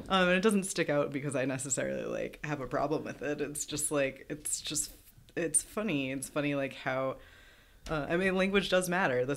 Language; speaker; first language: English; native; English